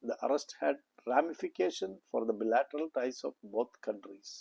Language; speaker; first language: English; non-native, local second language; Malayalam